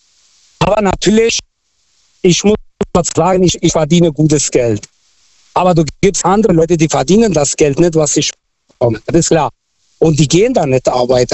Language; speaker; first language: German; non-native, fluent; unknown